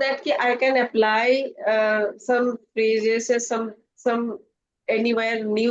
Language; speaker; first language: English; non-native, learner; Hindi